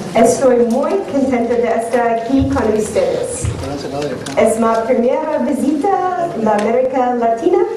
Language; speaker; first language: Spanish; non-native, learner; English